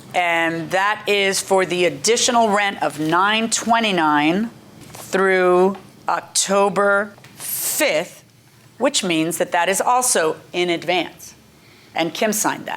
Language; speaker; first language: English; native; English